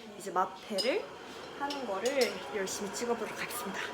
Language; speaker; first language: Korean; non-native, fluent; French